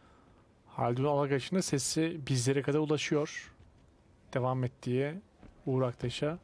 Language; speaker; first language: Turkish; native; Turkish